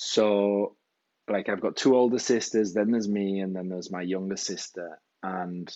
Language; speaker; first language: English; native; English